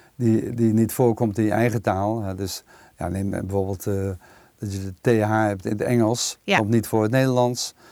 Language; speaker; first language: Dutch; native; Dutch